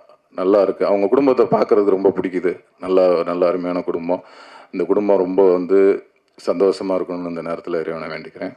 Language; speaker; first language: Tamil; native; Tamil